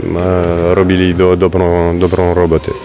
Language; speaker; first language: Polish; non-native, fluent; French